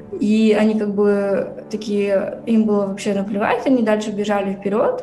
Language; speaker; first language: Russian; native; Russian